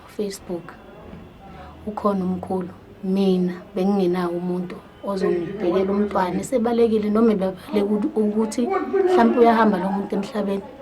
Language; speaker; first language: Zulu; native; Zulu